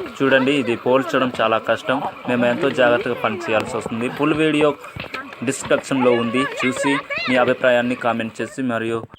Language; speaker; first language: Telugu; non-native, local second language; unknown